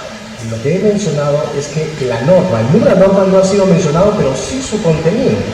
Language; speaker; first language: Spanish; native; Spanish